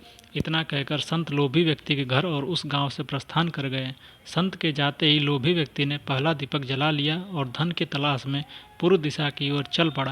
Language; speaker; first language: Hindi; native; Hindi